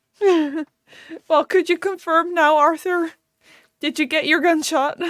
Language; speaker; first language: English; non-native, fluent; Dutch